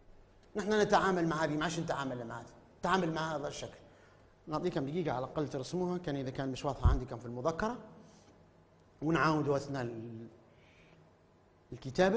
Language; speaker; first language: Arabic; native; Arabic